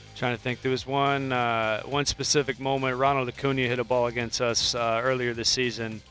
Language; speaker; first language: English; native; English